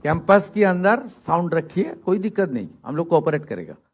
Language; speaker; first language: Hindi; non-native, local second language; Bangla